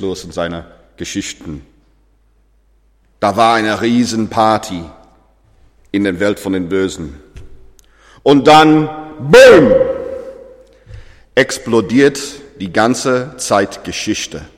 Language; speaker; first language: German; non-native, fluent; English